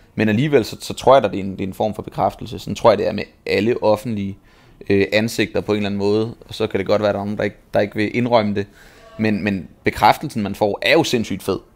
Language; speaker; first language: Danish; native; Danish